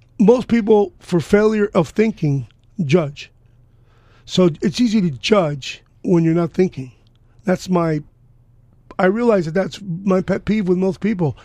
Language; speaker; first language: English; early bilingual, other home language; Spanish